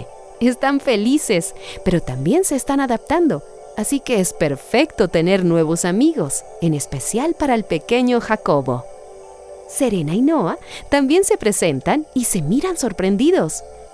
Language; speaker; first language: Spanish; native; Spanish